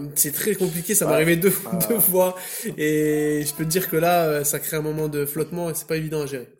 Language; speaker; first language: French; native; French